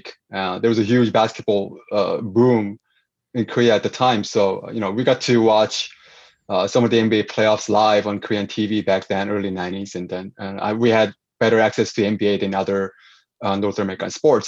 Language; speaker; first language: English; non-native, fluent; Korean